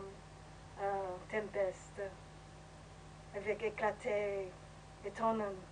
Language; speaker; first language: French; non-native, learner; English